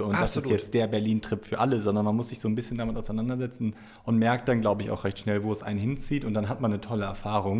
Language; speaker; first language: German; native; German